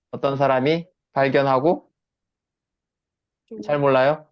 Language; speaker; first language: Korean; native; Korean